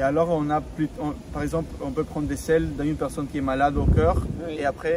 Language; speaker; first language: French; non-native, fluent; Spanish